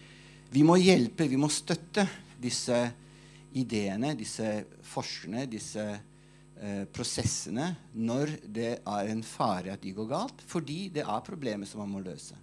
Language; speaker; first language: Norwegian; non-native, fluent; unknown